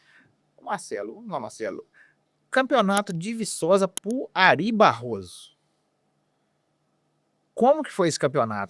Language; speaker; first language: Portuguese; native; Portuguese